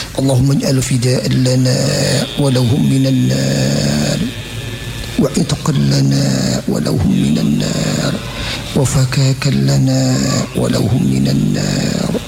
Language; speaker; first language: Arabic; non-native, fluent; Javanese